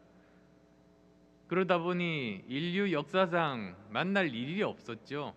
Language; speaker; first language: Korean; native; Korean